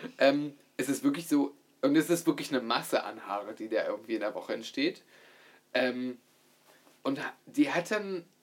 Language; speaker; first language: German; native; German